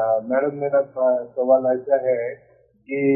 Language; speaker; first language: Hindi; non-native, local second language; Marathi